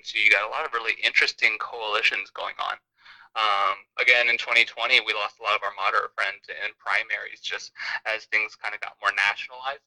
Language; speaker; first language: English; native; English